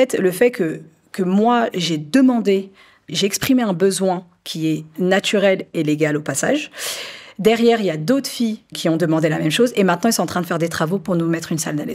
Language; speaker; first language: French; early bilingual, other home language; Arabic